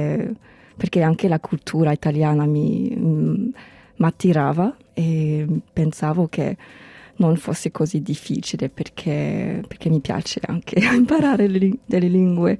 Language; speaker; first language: Italian; non-native, fluent; English